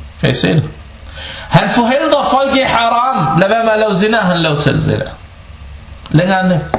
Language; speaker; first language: Danish; early bilingual, other home language; Bosnian